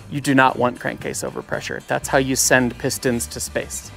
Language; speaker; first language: English; native; English